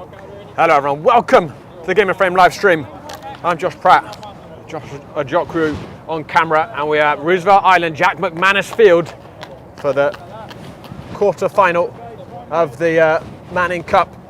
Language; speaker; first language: English; native; English